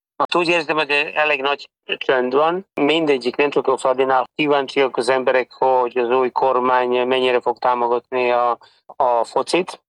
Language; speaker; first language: Hungarian; non-native, fluent; Serbian